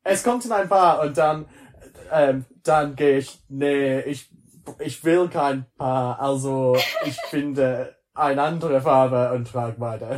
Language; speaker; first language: German; non-native, learner; English